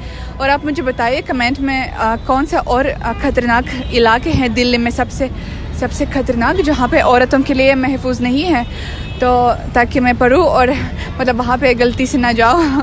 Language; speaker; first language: Hindi; non-native, fluent; Russian